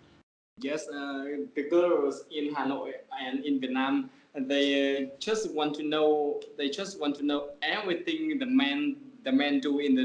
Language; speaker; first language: English; non-native, learner; Vietnamese